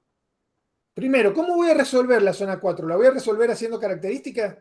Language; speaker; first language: Spanish; native; Spanish